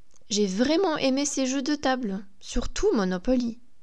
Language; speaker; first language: French; non-native, fluent; Polish